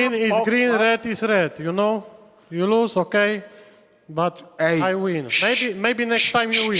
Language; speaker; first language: English; non-native, learner; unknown